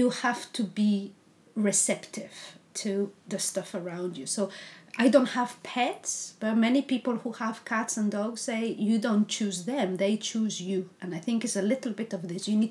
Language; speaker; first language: English; non-native, fluent; Spanish